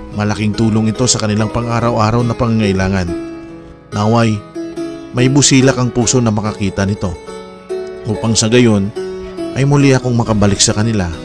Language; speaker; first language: Filipino; non-native, local second language; Waray